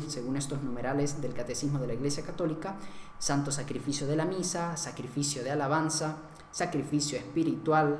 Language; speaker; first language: Spanish; native; Spanish